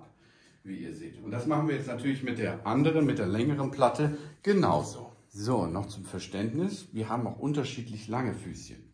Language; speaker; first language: German; native; German